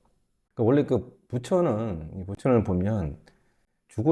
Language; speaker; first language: Korean; native; Korean